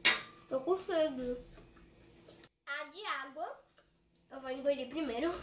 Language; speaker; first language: Portuguese; early bilingual, heritage; Portuguese